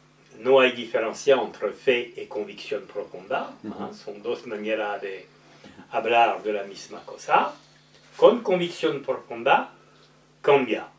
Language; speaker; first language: Spanish; non-native, learner; French